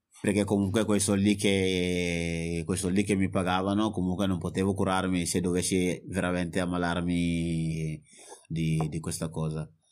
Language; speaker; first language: Italian; non-native, fluent; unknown